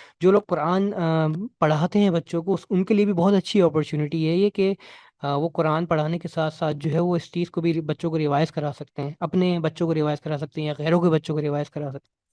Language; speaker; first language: Urdu; native; Urdu